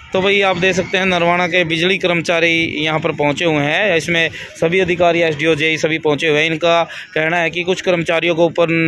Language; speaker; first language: Hindi; native; Hindi